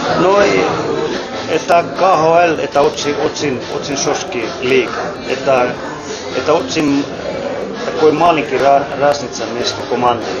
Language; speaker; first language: Russian; non-native, learner; Finnish